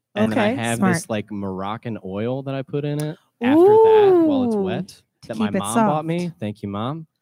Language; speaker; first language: English; native; English